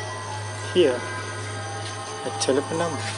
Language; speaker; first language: English; non-native, learner; Indonesian